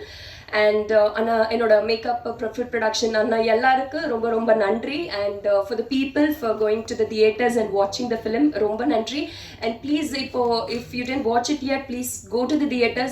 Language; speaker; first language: Tamil; non-native, learner; Telugu